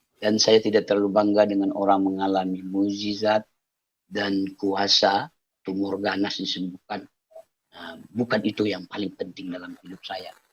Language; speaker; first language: Indonesian; non-native, local second language; Achinese